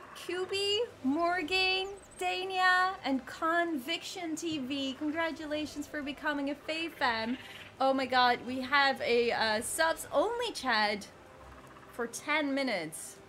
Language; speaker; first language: English; non-native, fluent; Dutch